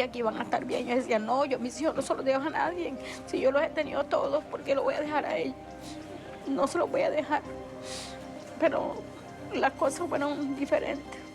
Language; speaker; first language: Spanish; native; Spanish